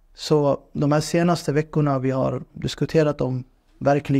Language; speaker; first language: Swedish; non-native, fluent; Urdu